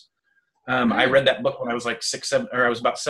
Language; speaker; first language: English; native; English